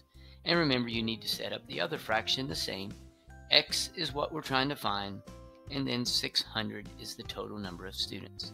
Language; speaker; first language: English; native; English